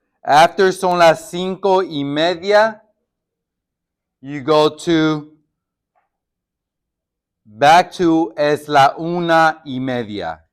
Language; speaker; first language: Spanish; non-native, fluent; English